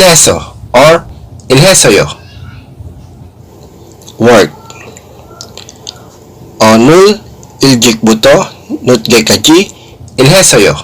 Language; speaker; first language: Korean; non-native, learner; Filipino